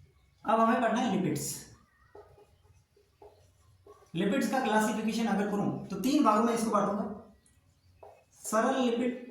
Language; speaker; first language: Hindi; native; Hindi